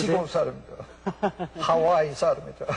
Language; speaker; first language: Korean; non-native, local second language; English